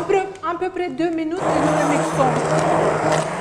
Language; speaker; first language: French; non-native, learner; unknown